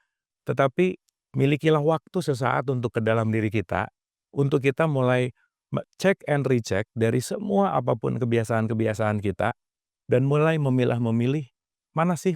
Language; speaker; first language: Indonesian; native; Indonesian